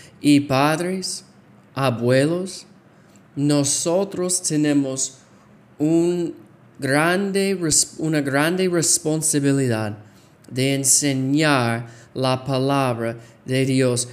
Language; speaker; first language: Spanish; non-native, fluent; English